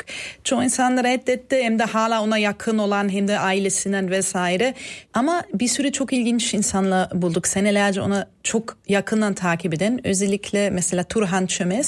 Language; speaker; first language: Turkish; non-native, fluent; German